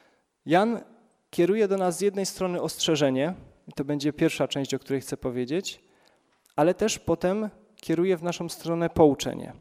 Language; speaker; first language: Polish; native; Polish